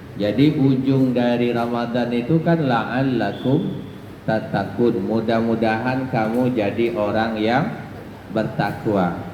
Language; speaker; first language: Malay; non-native, local second language; Minangkabau